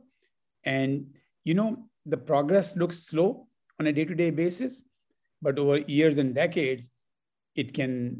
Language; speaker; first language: English; non-native, local second language; Hindi